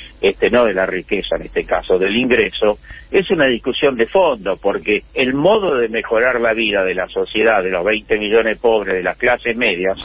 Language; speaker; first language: Spanish; native; Spanish